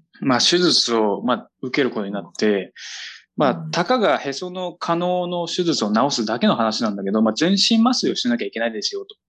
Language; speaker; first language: Japanese; native; Japanese